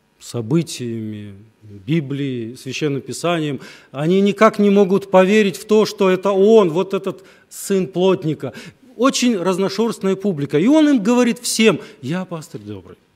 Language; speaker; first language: Russian; native; Russian